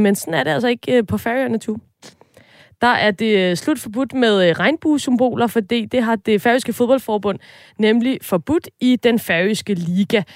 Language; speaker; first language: Danish; native; Danish